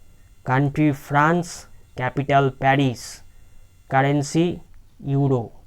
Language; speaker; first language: English; non-native, local second language; Bangla